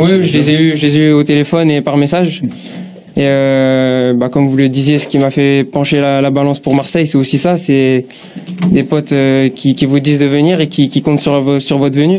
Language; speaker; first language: French; native; French